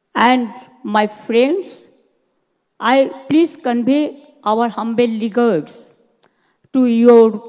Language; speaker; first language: English; non-native, local second language; Bangla